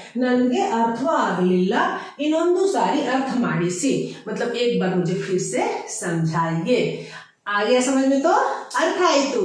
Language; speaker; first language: Hindi; native; Hindi